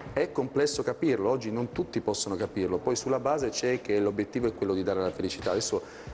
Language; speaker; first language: Italian; native; Italian